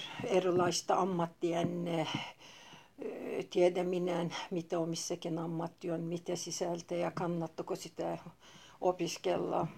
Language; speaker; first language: Finnish; non-native, fluent; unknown